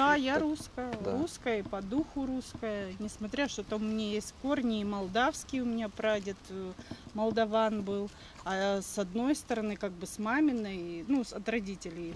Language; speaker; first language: Russian; native; Russian